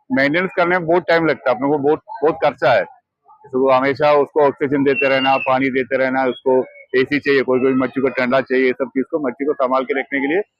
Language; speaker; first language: Hindi; non-native, local second language; Marathi